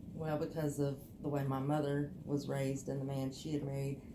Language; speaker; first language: English; native; English